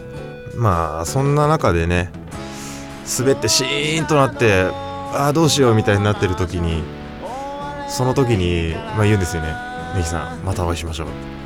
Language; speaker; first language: Japanese; native; Japanese